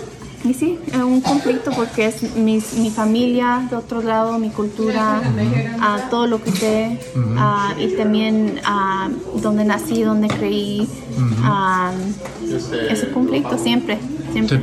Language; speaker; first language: Spanish; early bilingual, heritage; Spanish